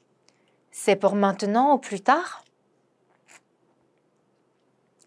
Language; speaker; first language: French; non-native, fluent; Korean